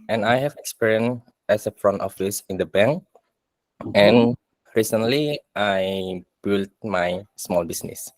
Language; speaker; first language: English; non-native, learner; Indonesian